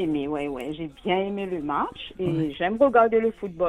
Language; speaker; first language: French; non-native, local second language; Morisyen